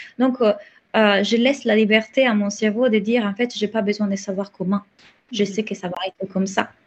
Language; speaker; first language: French; non-native, fluent; Italian